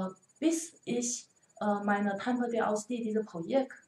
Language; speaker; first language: German; non-native, learner; Chinese